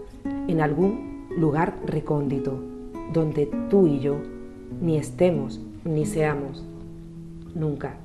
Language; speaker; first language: Spanish; native; Spanish